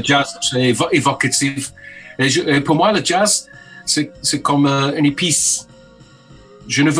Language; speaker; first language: French; non-native, fluent; English